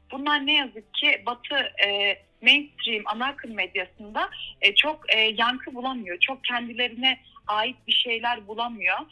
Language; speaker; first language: Turkish; early bilingual, heritage; Turkish